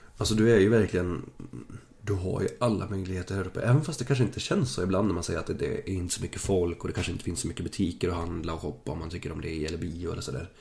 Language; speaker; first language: Swedish; early bilingual, other home language; German